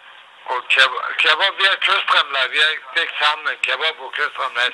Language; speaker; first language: Danish; non-native, learner; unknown